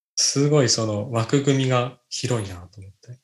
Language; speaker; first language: Japanese; native; Japanese